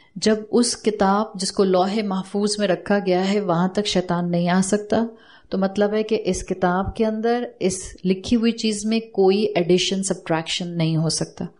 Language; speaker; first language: Urdu; native; Urdu